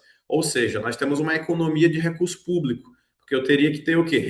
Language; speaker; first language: Portuguese; native; Portuguese